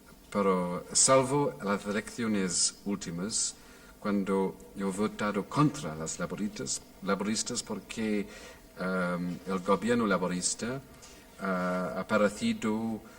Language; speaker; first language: Spanish; non-native, fluent; English